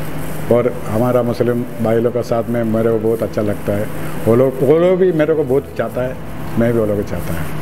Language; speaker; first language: Hindi; non-native, local second language; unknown